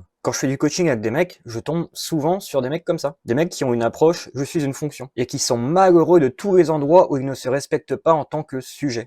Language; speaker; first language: French; native; French